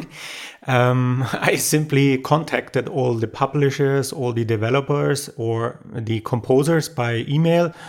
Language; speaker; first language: English; non-native, fluent; German